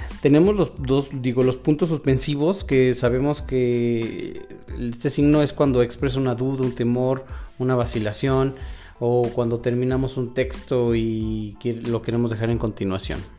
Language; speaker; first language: Spanish; native; Spanish